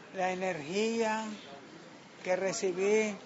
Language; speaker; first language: Spanish; native; Spanish